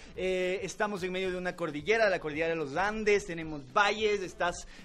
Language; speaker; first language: Spanish; native; Spanish